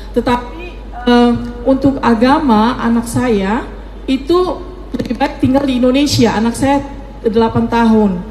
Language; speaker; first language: Indonesian; native; Indonesian